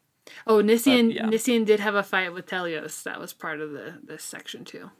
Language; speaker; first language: English; native; English